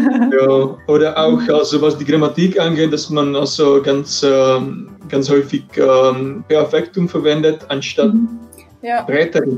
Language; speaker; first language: German; non-native, fluent; Czech